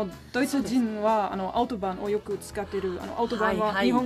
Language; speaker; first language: Japanese; non-native, learner; German